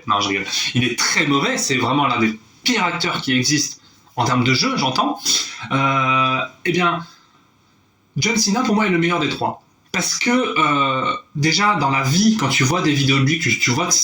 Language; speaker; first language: French; native; French